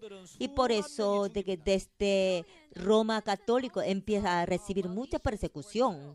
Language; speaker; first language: Spanish; non-native, fluent; Korean